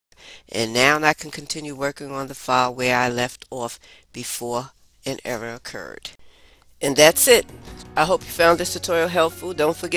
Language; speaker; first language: English; native; English